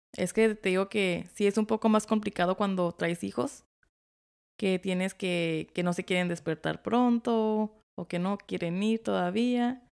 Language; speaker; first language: Spanish; early bilingual, heritage; Spanish